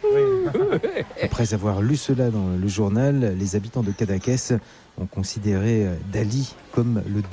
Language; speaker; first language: French; native; French